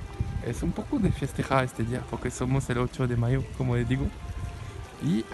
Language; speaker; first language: Spanish; non-native, learner; French